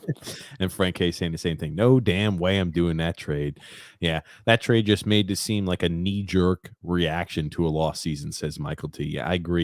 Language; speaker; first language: English; native; English